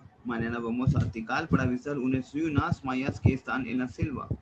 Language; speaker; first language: Spanish; non-native, learner; Hindi